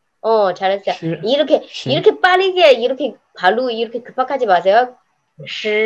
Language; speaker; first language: Korean; non-native, fluent; Chinese